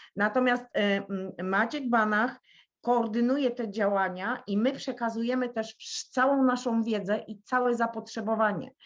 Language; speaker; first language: Polish; native; Polish